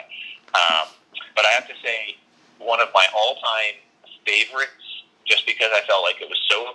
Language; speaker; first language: English; native; English